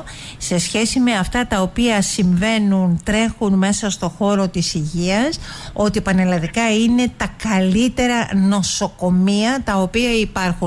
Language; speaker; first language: Greek; native; Greek